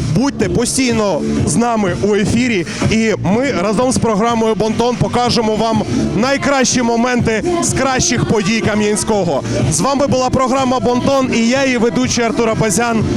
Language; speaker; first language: Ukrainian; native; Ukrainian